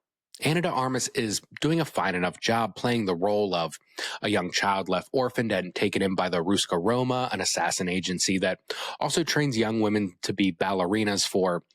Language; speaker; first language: English; native; English